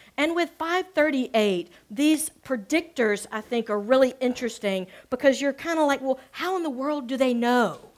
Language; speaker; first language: English; native; English